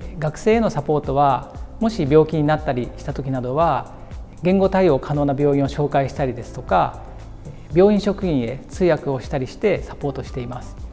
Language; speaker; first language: Japanese; native; Japanese